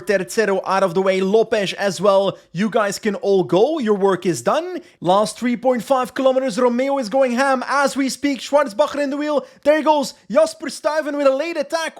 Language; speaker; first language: English; non-native, fluent; Dutch